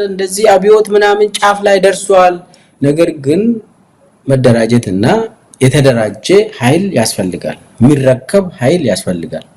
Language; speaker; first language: Amharic; non-native, local second language; Oromo